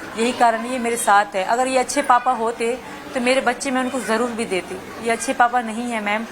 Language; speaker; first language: Urdu; non-native, local second language; Sindhi